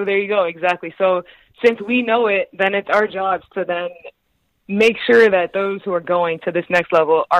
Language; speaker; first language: English; native; English